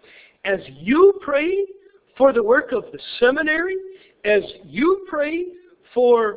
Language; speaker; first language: English; native; English